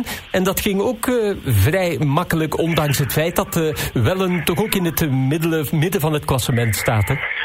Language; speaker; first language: Dutch; native; Dutch